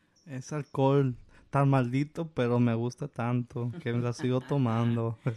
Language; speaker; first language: Spanish; early bilingual, heritage; Spanish